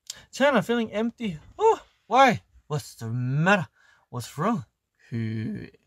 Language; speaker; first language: English; early bilingual, other home language; Korean